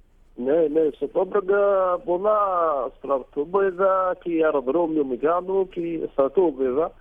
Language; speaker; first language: Greek; non-native, learner; Arabic